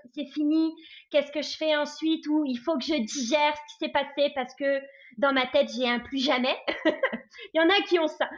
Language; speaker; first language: French; native; French